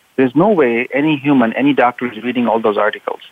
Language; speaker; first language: English; non-native, local second language; Urdu